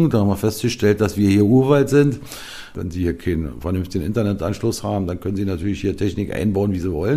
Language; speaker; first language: German; native; German